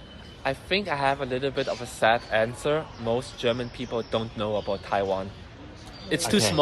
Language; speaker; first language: English; non-native, fluent; German